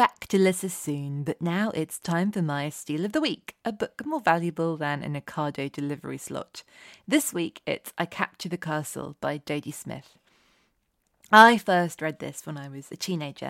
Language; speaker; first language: English; native; English